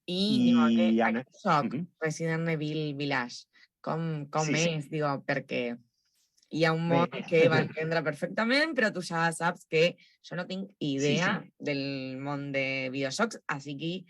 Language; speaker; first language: Catalan; non-native, local second language; Spanish